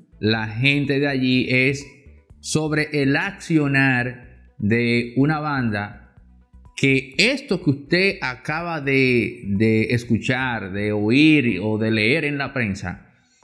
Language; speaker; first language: Spanish; native; Spanish